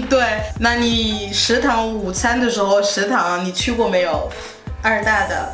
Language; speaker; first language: Chinese; non-native, fluent; French